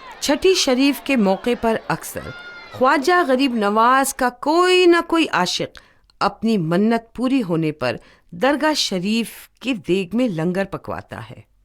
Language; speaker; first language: Urdu; native; Urdu